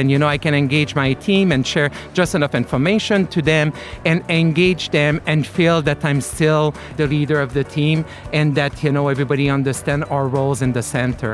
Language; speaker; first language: English; non-native, fluent; French